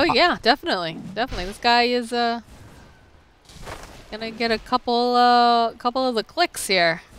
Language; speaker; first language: English; native; English